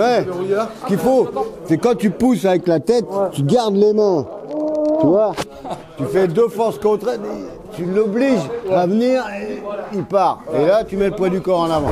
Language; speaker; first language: French; native; French